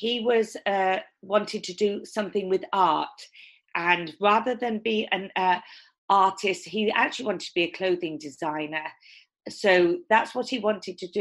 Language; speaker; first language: English; native; English